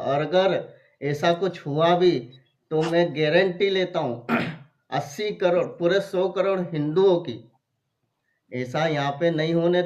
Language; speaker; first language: Hindi; native; Hindi